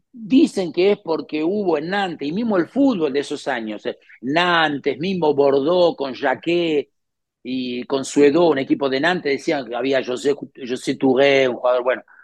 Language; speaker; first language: Spanish; native; Spanish